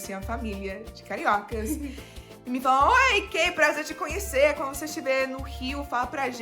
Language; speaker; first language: Portuguese; non-native, fluent; English